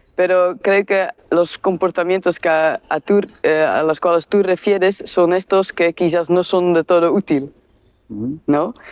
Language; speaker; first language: Spanish; non-native, fluent; Dutch